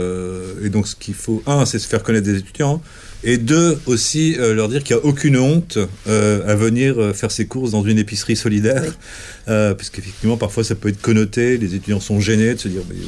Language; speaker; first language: French; native; French